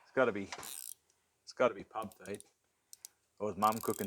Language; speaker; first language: English; native; English